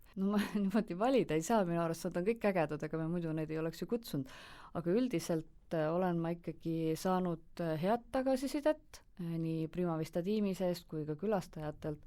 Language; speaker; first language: Estonian; native; Estonian